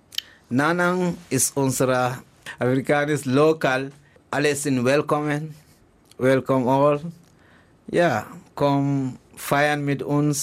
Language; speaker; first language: German; non-native, learner; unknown